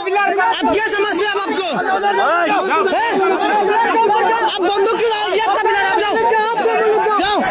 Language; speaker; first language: Hindi; non-native, learner; Bangla